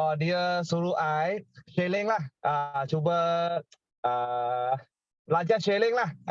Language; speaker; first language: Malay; non-native, local second language; Chinese